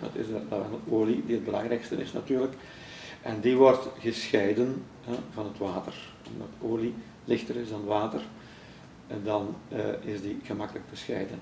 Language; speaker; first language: Dutch; native; Dutch